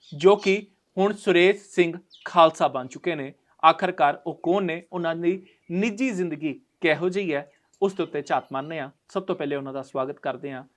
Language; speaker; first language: Punjabi; native; Punjabi